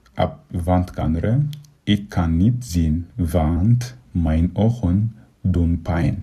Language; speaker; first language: Dutch; non-native, fluent; Tigrinya